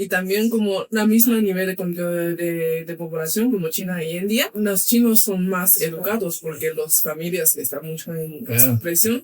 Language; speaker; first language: Spanish; non-native, fluent; Chinese